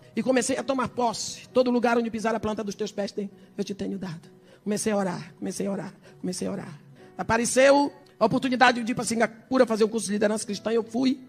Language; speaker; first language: Portuguese; early bilingual, other home language; English